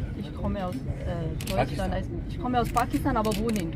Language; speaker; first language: German; non-native, fluent; Urdu